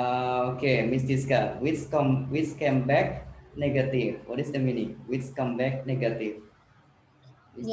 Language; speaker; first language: English; non-native, learner; Indonesian